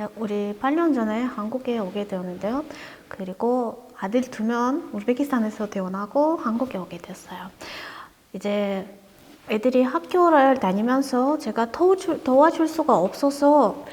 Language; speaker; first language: Korean; non-native, learner; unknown